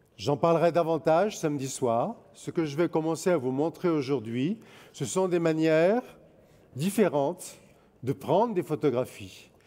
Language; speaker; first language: French; native; French